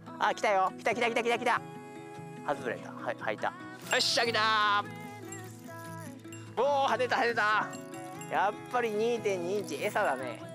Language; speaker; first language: Japanese; native; Japanese